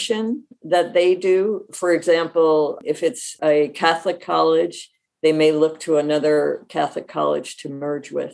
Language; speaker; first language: English; native; English